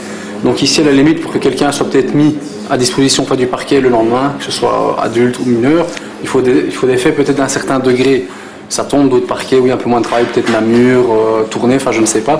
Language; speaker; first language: French; native; French